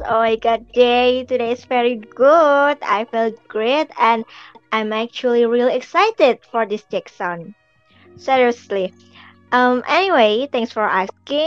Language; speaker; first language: English; non-native, fluent; Indonesian